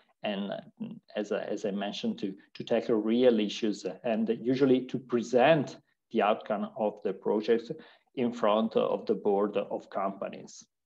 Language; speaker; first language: English; non-native, fluent; Italian